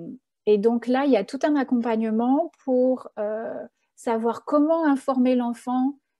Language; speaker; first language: French; native; French